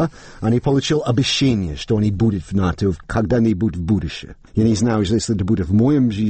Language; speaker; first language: Russian; non-native, fluent; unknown